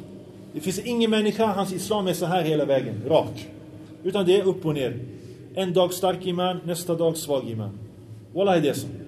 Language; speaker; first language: Swedish; early bilingual, other home language; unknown